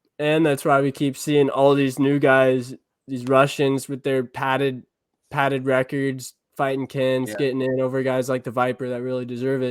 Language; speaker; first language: English; native; English